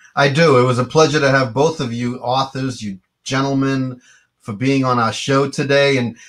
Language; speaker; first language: English; native; English